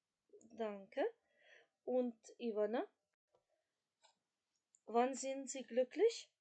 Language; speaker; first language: German; non-native, fluent; Macedonian